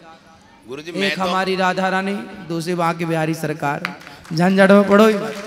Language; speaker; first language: Hindi; native; Hindi